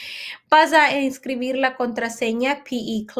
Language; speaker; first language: Spanish; early bilingual, heritage; Spanish